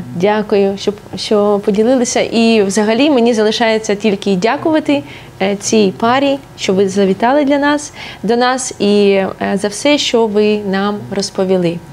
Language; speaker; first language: Ukrainian; non-native, local second language; Russian